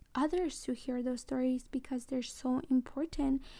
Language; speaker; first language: English; early bilingual, other home language; Mixtepec Mixtec